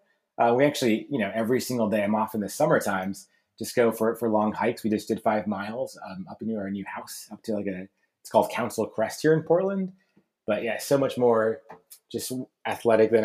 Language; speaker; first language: English; native; English